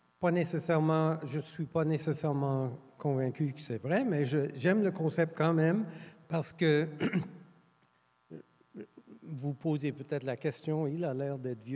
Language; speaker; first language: French; non-native, fluent; English